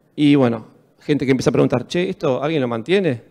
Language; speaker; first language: Spanish; native; Spanish